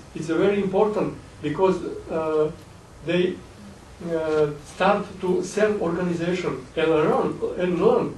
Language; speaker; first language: English; non-native, fluent; Serbian